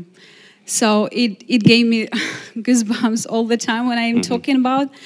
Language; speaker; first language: English; non-native, fluent; Ukrainian